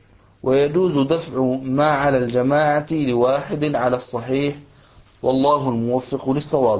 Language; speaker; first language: Arabic; native; Arabic